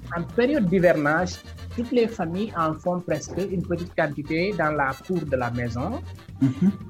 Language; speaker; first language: French; non-native, local second language; Wolof